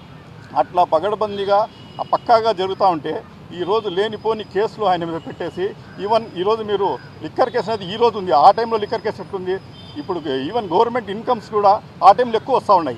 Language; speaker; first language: Telugu; native; Telugu